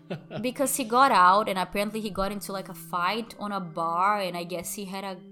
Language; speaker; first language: English; non-native, fluent; Portuguese